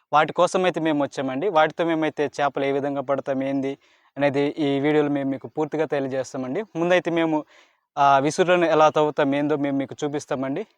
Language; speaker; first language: Telugu; non-native, local second language; Koya